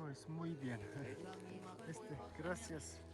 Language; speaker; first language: Spanish; non-native, learner; Mongolian